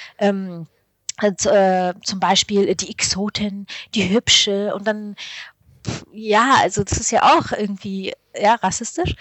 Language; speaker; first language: German; early bilingual, other home language; Arabic